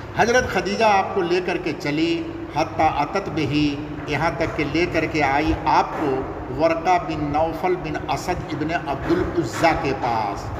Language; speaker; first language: Urdu; non-native, local second language; Bangla